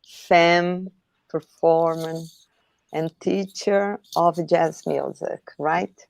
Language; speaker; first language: English; non-native, learner; Portuguese